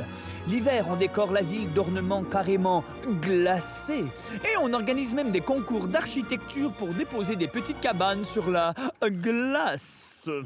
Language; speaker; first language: French; native; French